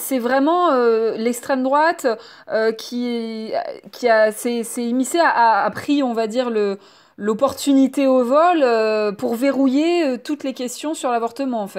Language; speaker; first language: French; native; French